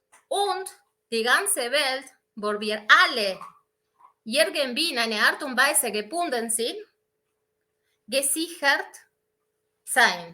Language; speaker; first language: German; non-native, fluent; Spanish